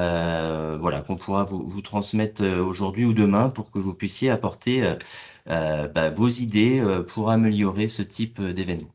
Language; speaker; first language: French; native; French